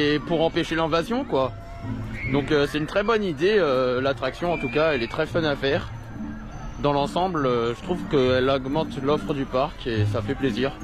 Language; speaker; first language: French; native; French